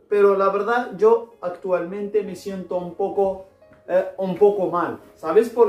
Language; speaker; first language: Spanish; non-native, fluent; Arabic